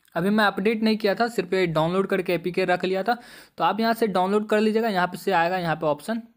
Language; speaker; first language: Hindi; native; Hindi